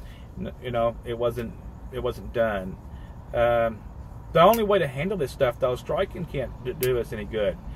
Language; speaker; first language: English; native; English